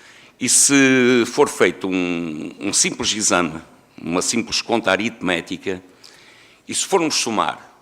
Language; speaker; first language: Portuguese; native; Portuguese